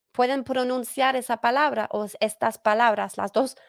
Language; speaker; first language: Spanish; non-native, fluent; English